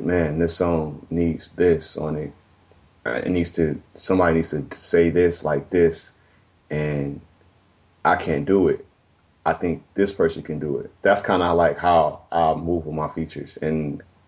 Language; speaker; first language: English; native; English